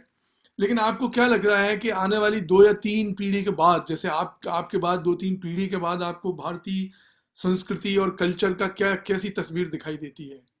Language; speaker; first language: Hindi; native; Hindi